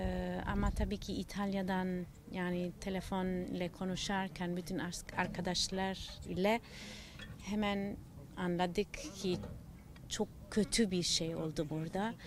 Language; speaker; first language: Turkish; non-native, learner; Italian